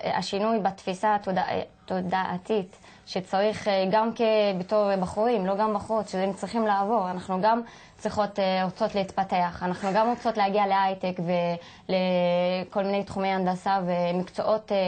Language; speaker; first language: Hebrew; non-native, local second language; Arabic